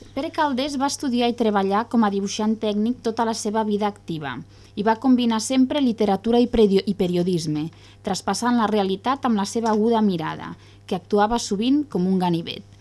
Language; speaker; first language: Catalan; native; Catalan